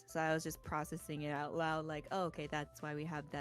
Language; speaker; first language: English; native; English